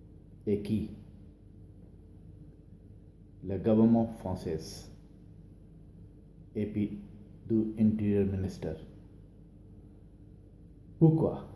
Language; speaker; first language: French; non-native, learner; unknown